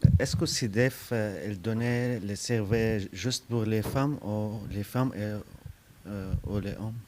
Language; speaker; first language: French; non-native, learner; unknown